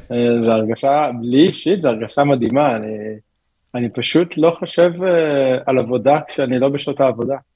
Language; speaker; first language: Hebrew; native; Hebrew